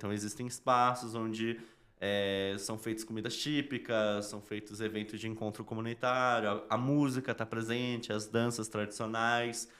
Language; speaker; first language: Portuguese; native; Portuguese